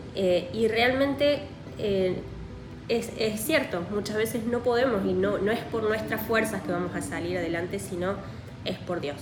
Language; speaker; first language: Spanish; native; Spanish